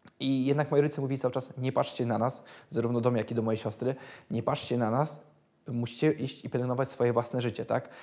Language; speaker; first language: Polish; native; Polish